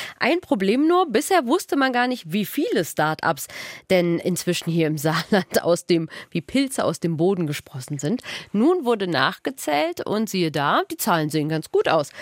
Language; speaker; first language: German; native; German